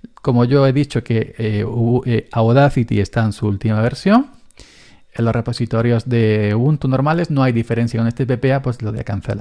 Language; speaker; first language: Spanish; native; Spanish